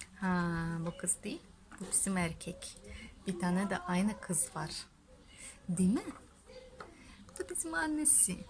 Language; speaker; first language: Turkish; non-native, learner; Russian